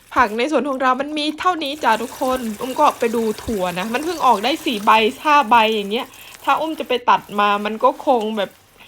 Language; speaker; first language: Thai; native; Thai